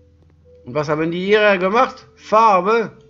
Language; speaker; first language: German; non-native, learner; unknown